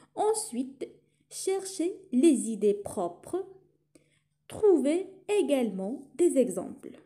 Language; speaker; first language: French; non-native, local second language; Arabic